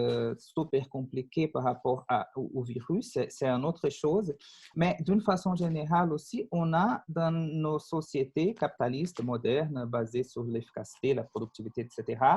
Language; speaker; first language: French; non-native, fluent; Portuguese